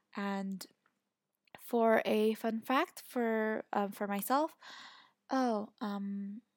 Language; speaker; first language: English; non-native, fluent; Indonesian